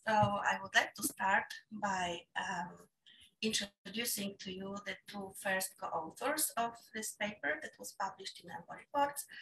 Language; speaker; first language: English; non-native, fluent; Polish